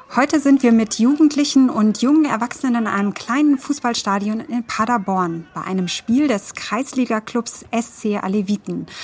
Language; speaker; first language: German; native; German